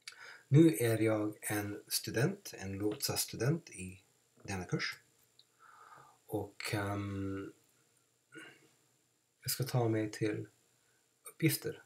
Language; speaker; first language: Swedish; non-native, fluent; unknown